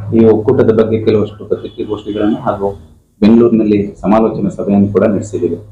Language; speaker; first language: Kannada; native; Kannada